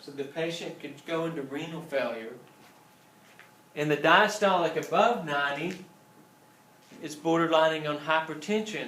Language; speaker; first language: English; native; English